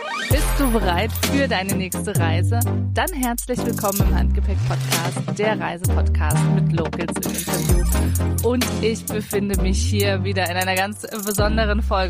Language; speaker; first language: German; native; German